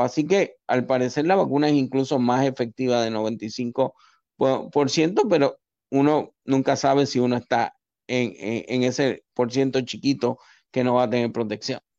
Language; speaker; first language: Spanish; native; Spanish